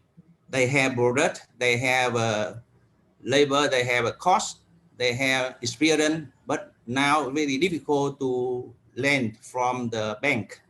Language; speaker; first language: English; non-native, learner; Vietnamese